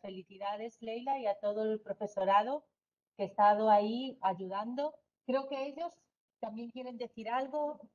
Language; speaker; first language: Spanish; native; Spanish